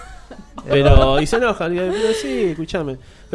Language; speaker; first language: Spanish; native; Spanish